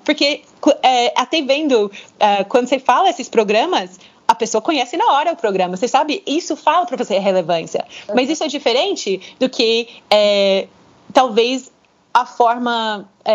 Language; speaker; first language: Portuguese; non-native, fluent; English